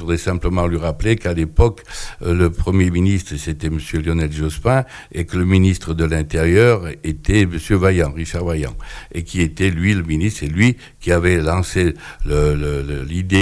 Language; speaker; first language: French; native; French